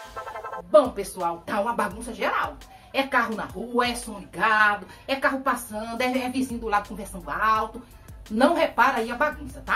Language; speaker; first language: Portuguese; native; Portuguese